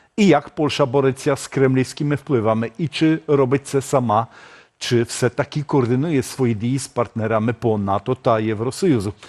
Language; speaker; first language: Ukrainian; native; Ukrainian